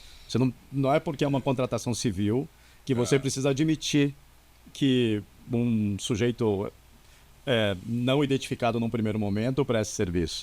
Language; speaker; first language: Portuguese; native; Portuguese